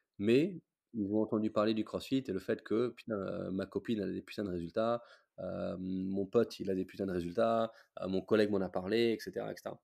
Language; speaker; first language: French; non-native, fluent; English